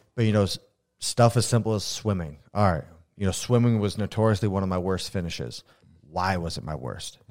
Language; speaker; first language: English; native; English